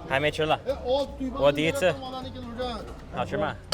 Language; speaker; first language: Chinese; non-native, learner; English